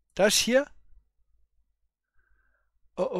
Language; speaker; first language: German; native; German